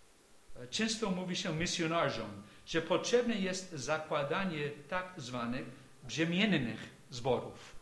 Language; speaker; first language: Polish; non-native, fluent; English